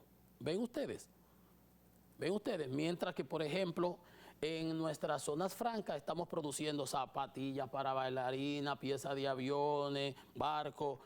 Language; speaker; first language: Spanish; native; Spanish